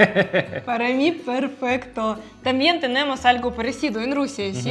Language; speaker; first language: Spanish; non-native, fluent; Russian